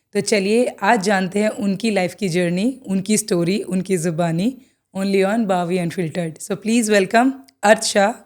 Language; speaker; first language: Hindi; native; Hindi